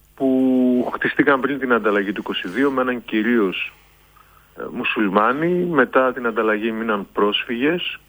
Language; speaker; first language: Greek; native; Greek